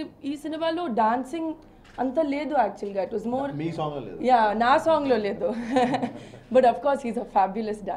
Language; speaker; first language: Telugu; non-native, fluent; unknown